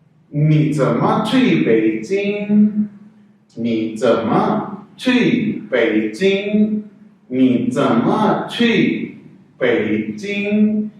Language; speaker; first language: Chinese; non-native, fluent; Urdu